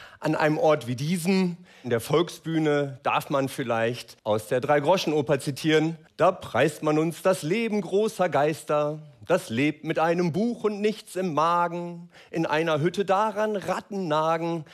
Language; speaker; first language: German; native; German